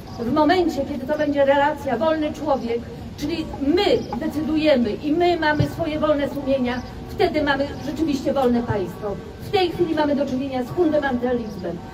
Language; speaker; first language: Polish; native; Polish